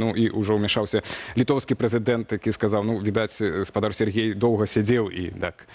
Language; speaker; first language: Belarusian; native; Belarusian